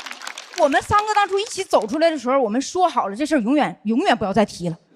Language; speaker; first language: Chinese; native; Chinese